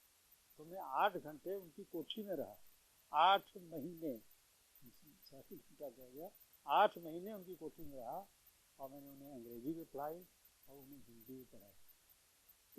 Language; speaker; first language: Hindi; native; Hindi